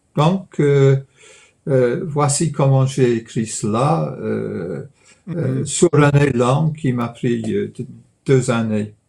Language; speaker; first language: French; non-native, fluent; English